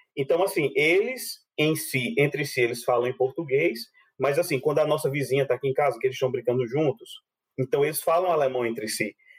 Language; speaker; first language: Portuguese; native; Portuguese